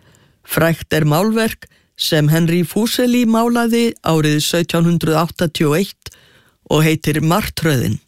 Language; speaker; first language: Icelandic; native; Icelandic